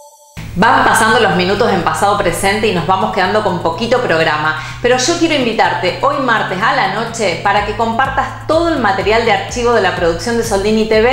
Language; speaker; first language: Spanish; native; Spanish